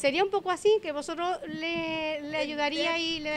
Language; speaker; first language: Spanish; native; Spanish